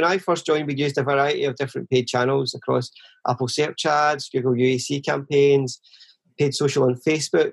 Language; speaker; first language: English; native; English